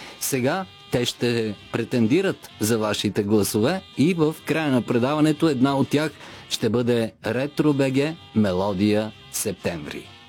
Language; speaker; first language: Bulgarian; native; Bulgarian